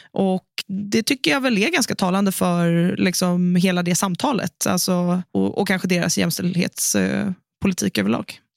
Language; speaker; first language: Swedish; native; Swedish